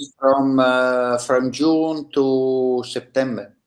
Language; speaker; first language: English; non-native, learner; Italian